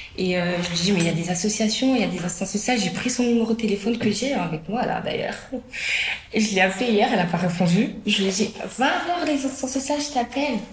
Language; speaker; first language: French; early bilingual, other home language; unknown